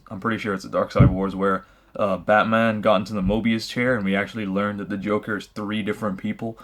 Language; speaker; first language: English; native; English